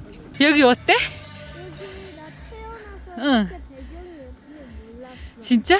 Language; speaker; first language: Korean; non-native, fluent; Kazakh